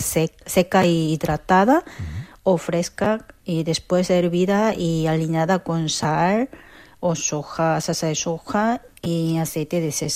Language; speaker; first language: Spanish; non-native, fluent; Korean